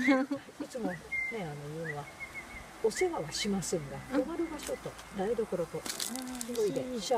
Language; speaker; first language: Japanese; native; Japanese